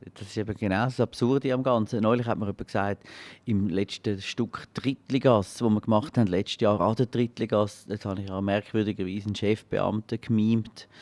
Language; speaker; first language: German; native; German